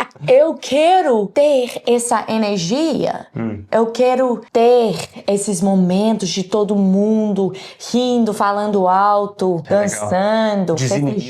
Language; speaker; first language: Portuguese; non-native, learner; English